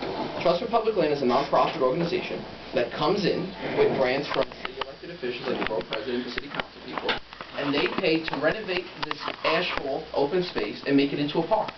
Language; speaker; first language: English; native; English